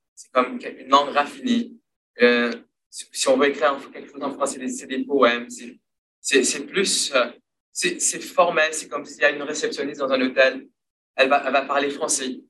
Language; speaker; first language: French; non-native, local second language; Morisyen